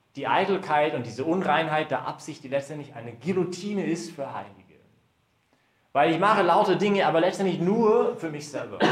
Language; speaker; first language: German; early bilingual, heritage; German